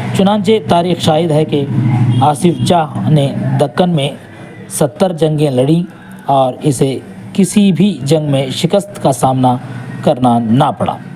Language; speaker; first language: Urdu; native; Urdu